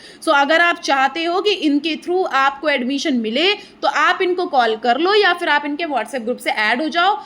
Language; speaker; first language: Hindi; native; Hindi